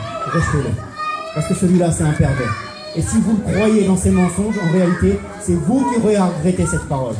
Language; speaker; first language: French; native; French